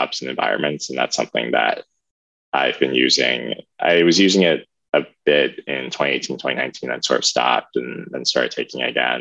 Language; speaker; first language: English; native; English